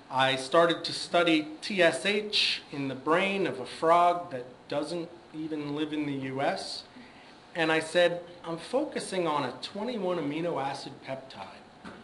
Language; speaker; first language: English; native; English